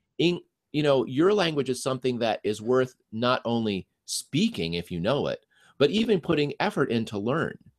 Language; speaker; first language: English; native; English